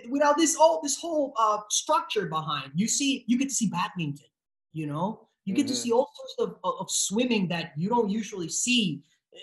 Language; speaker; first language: English; non-native, fluent; Spanish